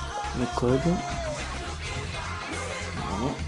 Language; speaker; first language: French; native; French